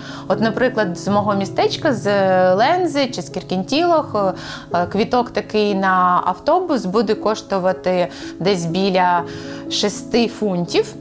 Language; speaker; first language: Ukrainian; native; Ukrainian